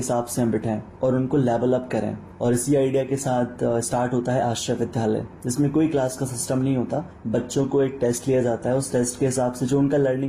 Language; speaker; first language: Hindi; native; Hindi